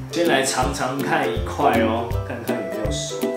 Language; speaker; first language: Chinese; native; Chinese